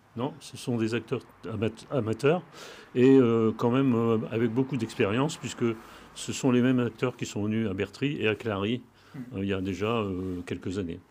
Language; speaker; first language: French; native; French